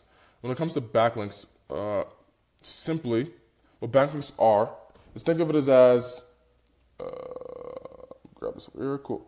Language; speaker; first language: English; native; English